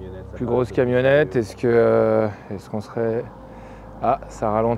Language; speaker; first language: French; native; French